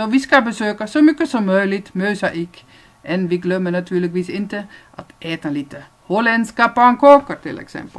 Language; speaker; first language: Swedish; non-native, fluent; Dutch